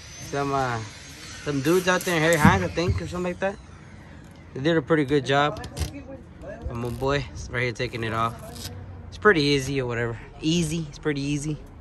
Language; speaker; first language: English; early bilingual, other home language; Spanish